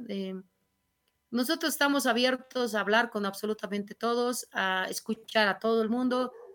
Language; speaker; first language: Spanish; native; Spanish